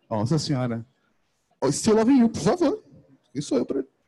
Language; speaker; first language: Portuguese; native; Portuguese